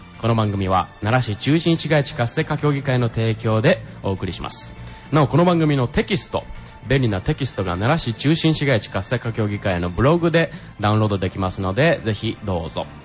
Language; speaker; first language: Japanese; native; Japanese